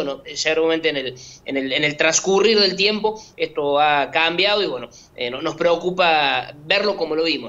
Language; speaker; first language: Spanish; native; Spanish